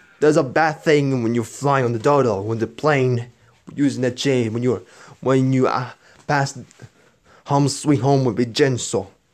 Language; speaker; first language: English; non-native, learner; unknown